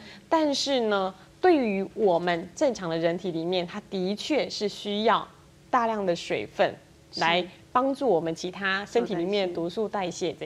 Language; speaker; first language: Chinese; native; Chinese